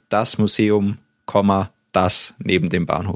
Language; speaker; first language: German; native; German